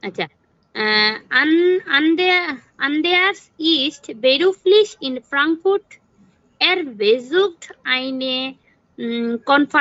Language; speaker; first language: German; non-native, learner; Bangla